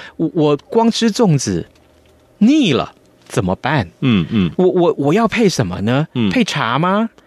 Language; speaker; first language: Chinese; native; Chinese